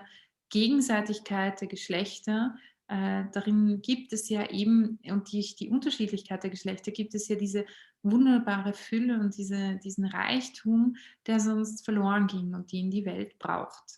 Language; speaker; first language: German; native; German